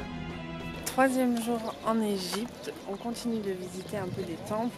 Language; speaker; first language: French; native; French